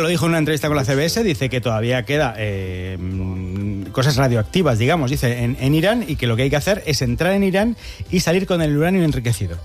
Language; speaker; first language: Spanish; native; Spanish